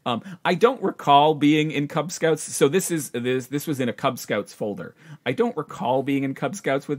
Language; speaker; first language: English; native; English